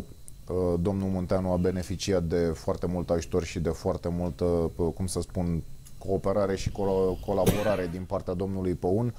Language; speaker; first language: Romanian; native; Romanian